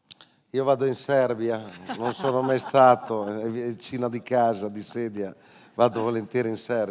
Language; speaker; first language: Italian; native; Italian